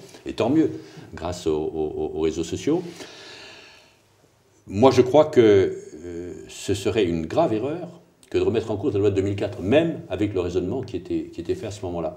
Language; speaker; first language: French; native; French